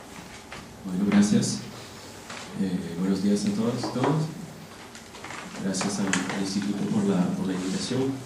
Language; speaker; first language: Spanish; non-native, fluent; French